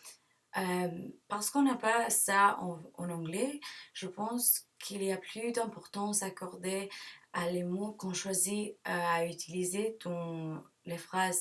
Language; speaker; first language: French; non-native, learner; English